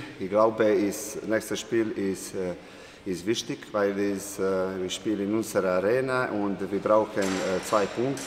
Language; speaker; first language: German; non-native, learner; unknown